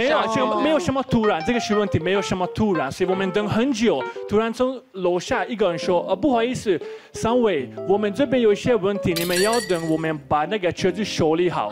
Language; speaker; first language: Chinese; non-native, fluent; Slovak